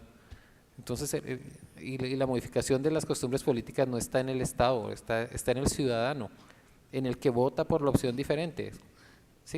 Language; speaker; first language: Spanish; native; Spanish